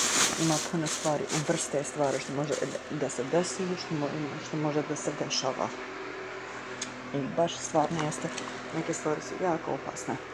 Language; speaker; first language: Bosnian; early bilingual, heritage; Bosnian